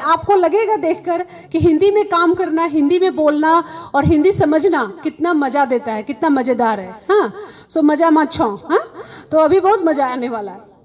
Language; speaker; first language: Hindi; native; Hindi